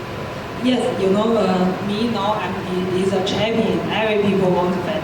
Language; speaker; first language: English; non-native, learner; Chinese